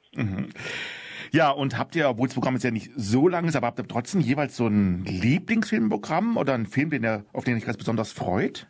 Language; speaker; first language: German; native; German